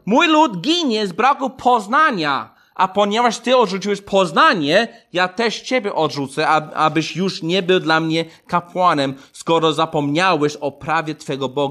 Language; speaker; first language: Polish; non-native, fluent; English